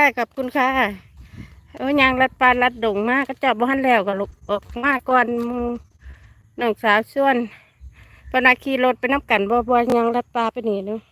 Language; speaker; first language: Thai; non-native, local second language; Lao